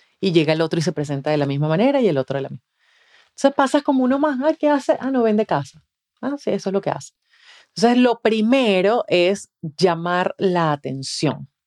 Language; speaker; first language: Spanish; native; Spanish